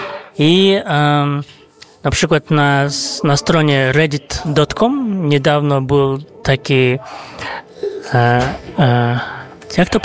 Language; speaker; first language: Polish; non-native, fluent; Kazakh